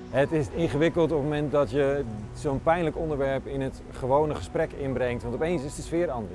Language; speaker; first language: Dutch; native; Dutch